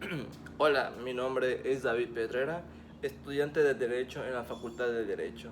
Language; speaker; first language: Spanish; native; Spanish